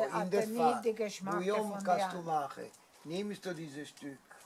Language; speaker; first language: German; non-native, learner; Italian